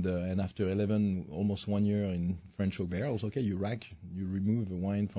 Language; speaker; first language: English; non-native, fluent; French